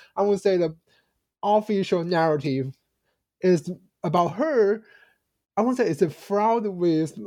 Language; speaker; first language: English; non-native, fluent; Chinese